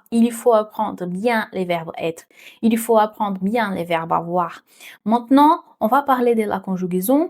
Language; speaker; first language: French; non-native, fluent; Portuguese